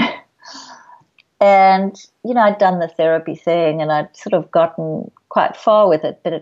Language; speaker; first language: English; native; English